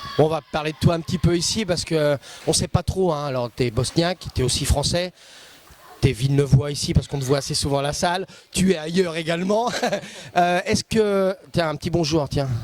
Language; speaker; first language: French; native; French